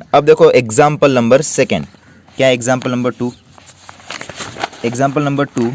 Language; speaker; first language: Hindi; native; Hindi